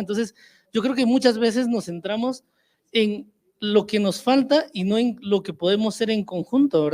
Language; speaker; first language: Spanish; native; Spanish